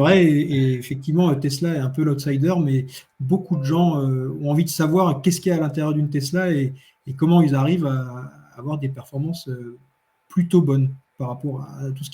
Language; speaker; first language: French; native; French